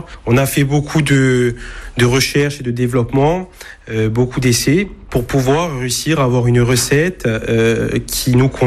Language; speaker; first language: French; native; French